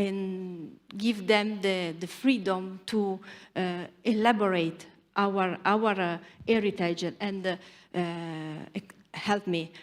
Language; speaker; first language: English; non-native, learner; Italian